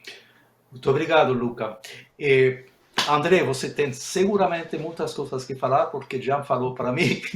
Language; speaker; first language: Portuguese; non-native, fluent; Spanish